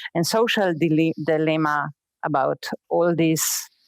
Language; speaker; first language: English; non-native, fluent; Slovenian